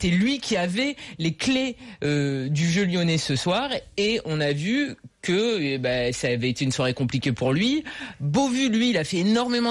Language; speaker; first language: French; native; French